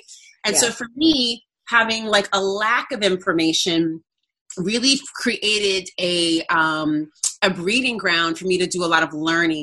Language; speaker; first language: English; native; English